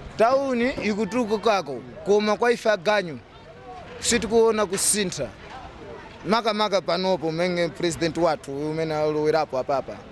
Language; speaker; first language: Nyanja; non-native, local second language; Tumbuka